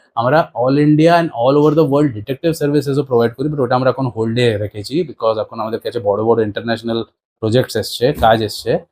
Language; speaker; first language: Bangla; early bilingual, heritage; Bangla